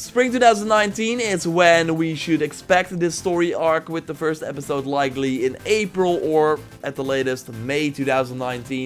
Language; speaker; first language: English; non-native, fluent; Dutch